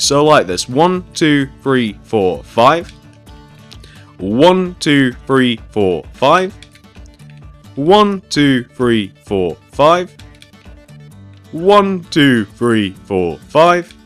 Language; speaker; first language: English; native; English